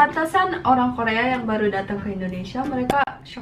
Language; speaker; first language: Indonesian; early bilingual, heritage; Korean